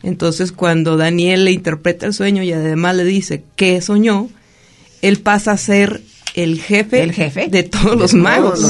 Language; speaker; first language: Spanish; native; Spanish